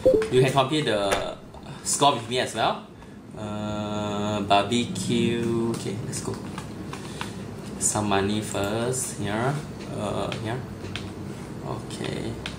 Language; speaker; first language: English; non-native, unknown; Thai